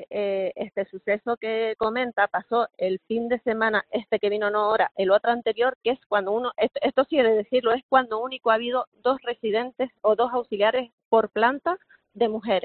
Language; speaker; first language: Spanish; native; Spanish